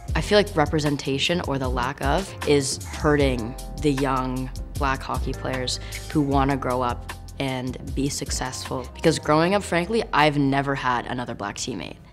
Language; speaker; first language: English; native; English